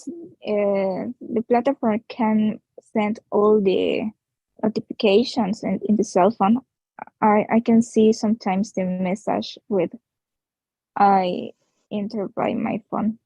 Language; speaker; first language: English; non-native, learner; Spanish